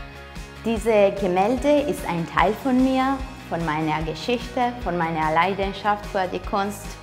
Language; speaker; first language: German; non-native, fluent; Italian